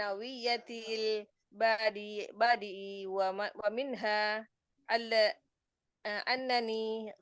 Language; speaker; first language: Arabic; non-native, learner; Indonesian